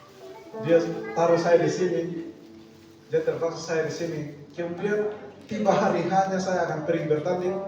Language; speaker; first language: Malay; non-native, local second language; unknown